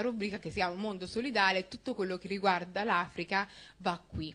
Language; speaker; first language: Italian; early bilingual, other home language; Somali